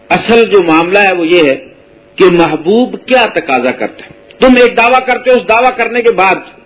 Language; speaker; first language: Urdu; native; Urdu